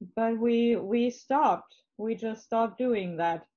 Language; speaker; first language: English; non-native, fluent; German